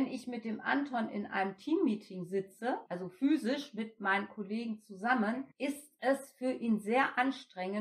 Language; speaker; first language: German; native; German